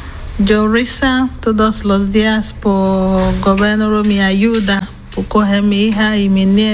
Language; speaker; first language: Spanish; non-native, learner; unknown